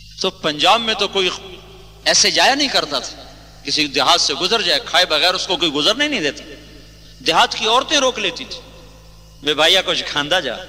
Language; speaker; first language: Urdu; non-native, local second language; Punjabi